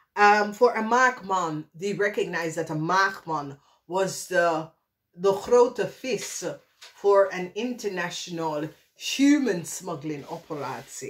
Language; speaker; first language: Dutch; non-native, fluent; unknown